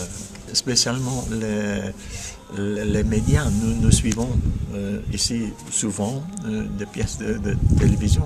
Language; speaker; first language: French; non-native, fluent; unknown